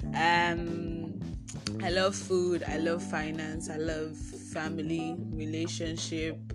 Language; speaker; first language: English; non-native, local second language; Yoruba